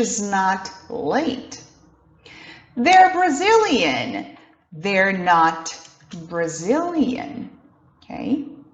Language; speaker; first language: English; non-native, fluent; Portuguese